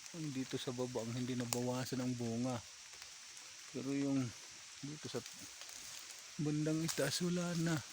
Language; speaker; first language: Filipino; non-native, local second language; Masbatenyo